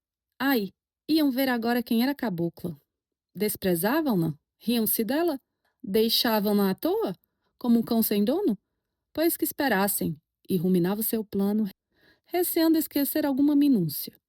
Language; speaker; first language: Portuguese; native; Portuguese